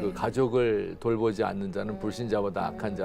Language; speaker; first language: Korean; native; Korean